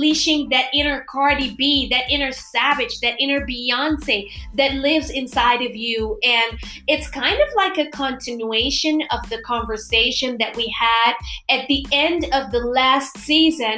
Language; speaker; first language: English; non-native, fluent; Papiamento